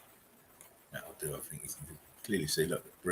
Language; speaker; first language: English; native; English